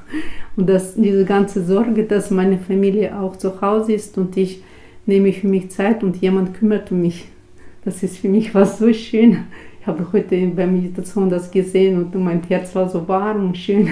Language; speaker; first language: German; non-native, fluent; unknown